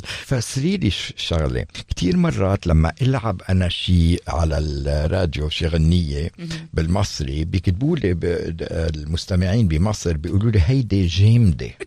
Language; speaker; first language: Arabic; native; Arabic